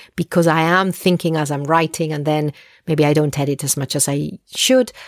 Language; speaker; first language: English; early bilingual, other home language; Spanish